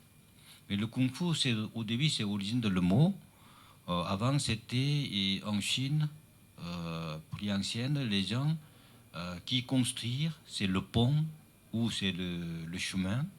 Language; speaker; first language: French; non-native, learner; Chinese